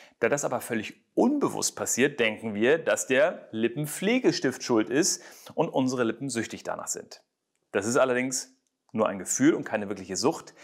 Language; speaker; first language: German; native; German